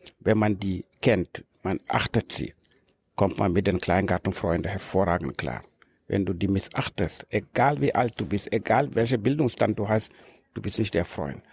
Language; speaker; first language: German; non-native, fluent; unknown